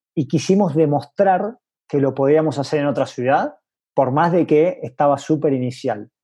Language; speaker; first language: Spanish; native; Spanish